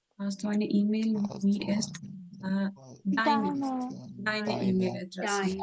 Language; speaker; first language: German; non-native, learner; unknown